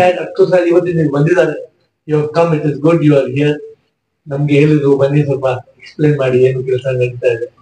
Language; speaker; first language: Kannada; non-native, local second language; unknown